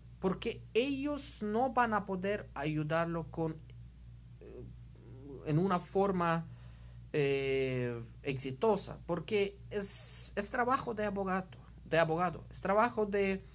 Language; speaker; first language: Spanish; non-native, fluent; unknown